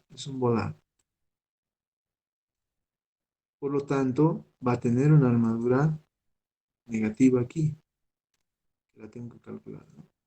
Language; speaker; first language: Spanish; native; Spanish